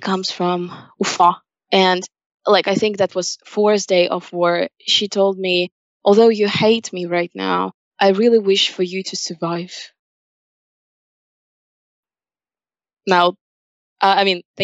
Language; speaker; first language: English; non-native, fluent; Russian